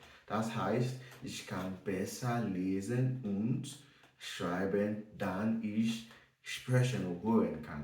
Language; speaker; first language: German; non-native, learner; English